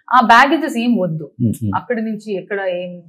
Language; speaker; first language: Telugu; non-native, learner; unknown